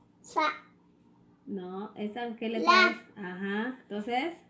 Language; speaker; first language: Spanish; native; Spanish